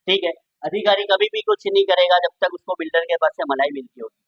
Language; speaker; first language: Hindi; non-native, local second language; Gujarati